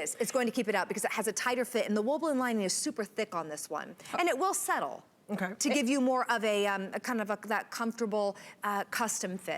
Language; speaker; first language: English; native; English